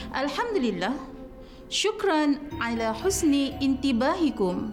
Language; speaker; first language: Arabic; non-native, fluent; Malay